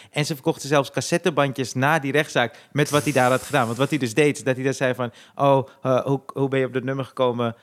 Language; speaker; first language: Dutch; native; Dutch